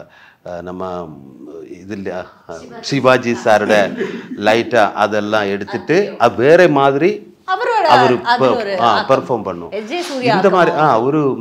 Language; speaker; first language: Tamil; non-native, learner; Malayalam